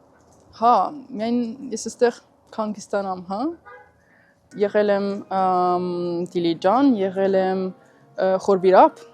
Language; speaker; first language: Armenian; non-native, learner; Italian